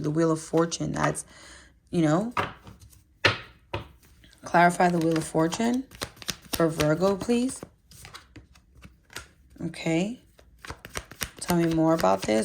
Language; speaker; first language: English; native; English